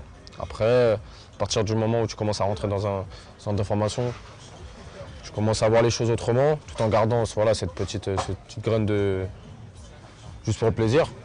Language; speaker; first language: French; native; French